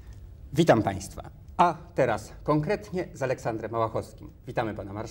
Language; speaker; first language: Polish; native; Polish